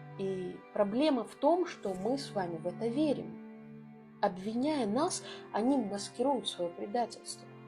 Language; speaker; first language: Russian; non-native, local second language; Abkhazian